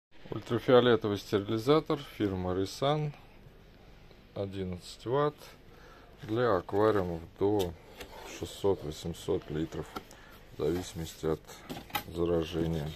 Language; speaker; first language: Russian; native; Russian